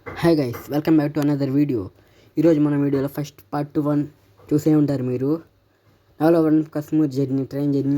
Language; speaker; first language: Telugu; non-native, local second language; Urdu